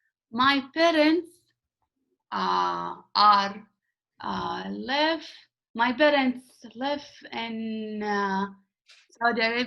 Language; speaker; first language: English; non-native, learner; Arabic